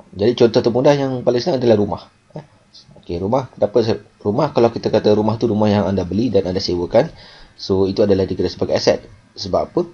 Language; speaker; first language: Malay; native; Malay